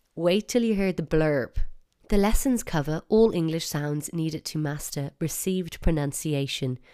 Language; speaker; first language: English; native; English